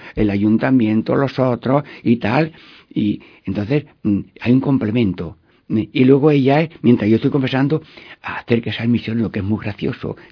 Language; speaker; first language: Spanish; native; Spanish